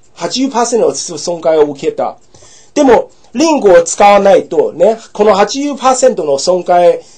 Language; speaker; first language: Japanese; non-native, fluent; English